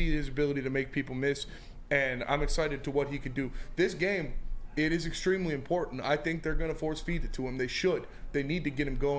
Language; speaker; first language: English; native; English